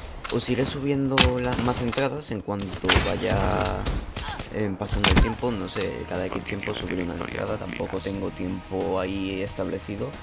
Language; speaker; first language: Spanish; native; Spanish